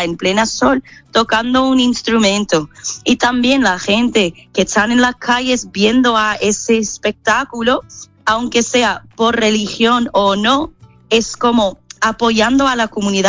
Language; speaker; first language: Spanish; non-native, fluent; English